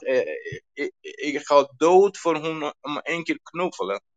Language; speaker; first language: Dutch; non-native, learner; Persian